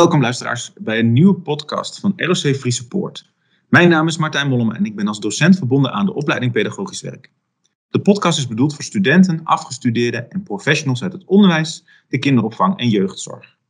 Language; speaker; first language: Dutch; native; Dutch